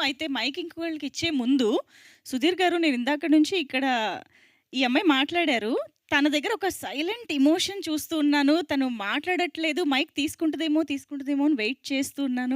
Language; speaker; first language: Telugu; native; Telugu